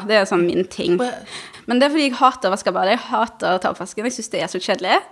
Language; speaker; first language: Norwegian; early bilingual, other home language; Arabic